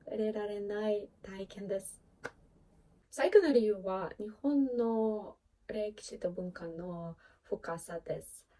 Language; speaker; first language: Japanese; non-native, fluent; Ukrainian